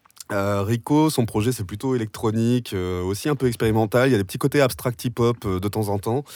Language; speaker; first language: French; native; French